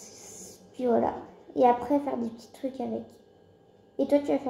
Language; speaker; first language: French; early bilingual, other home language; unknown